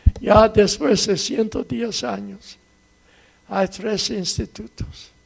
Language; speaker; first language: Spanish; non-native, fluent; English